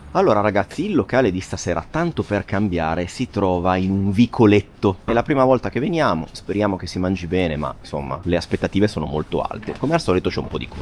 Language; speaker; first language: Italian; native; Italian